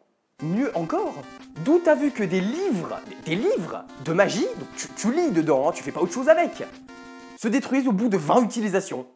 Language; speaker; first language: French; native; French